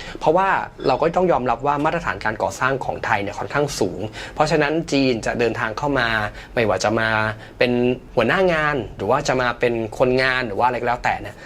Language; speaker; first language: Thai; native; Thai